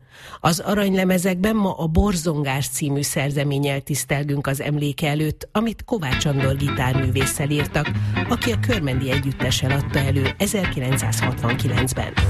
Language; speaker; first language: Hungarian; native; Hungarian